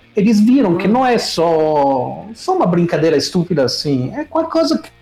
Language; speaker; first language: Portuguese; non-native, fluent; Italian